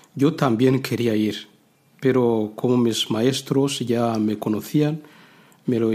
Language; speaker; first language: Spanish; non-native, fluent; Kinyarwanda